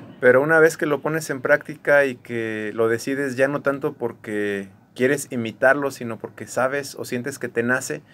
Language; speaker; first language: Spanish; native; Spanish